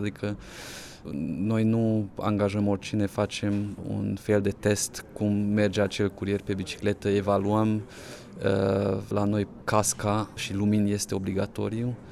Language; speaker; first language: Romanian; non-native, local second language; Hungarian